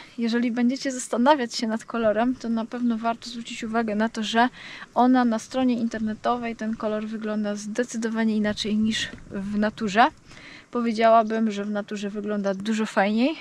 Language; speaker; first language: Polish; native; Polish